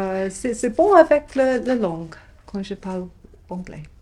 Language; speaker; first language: French; non-native, learner; English